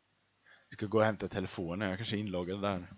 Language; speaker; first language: Swedish; native; Swedish